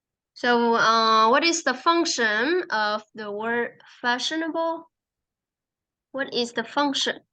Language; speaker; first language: English; non-native, fluent; Vietnamese